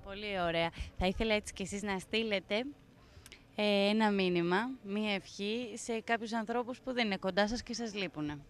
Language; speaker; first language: Greek; native; Greek